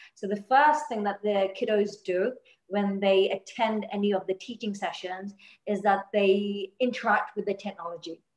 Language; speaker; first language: English; native; English